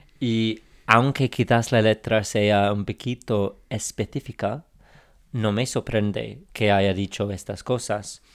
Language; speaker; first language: Spanish; non-native, fluent; English